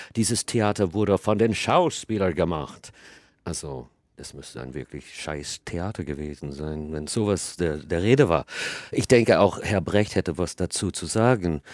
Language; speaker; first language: German; non-native, fluent; English